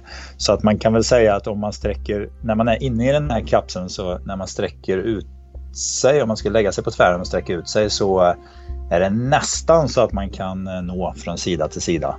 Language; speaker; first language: Swedish; native; Swedish